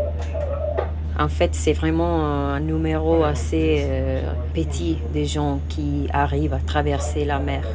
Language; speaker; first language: French; non-native, fluent; Italian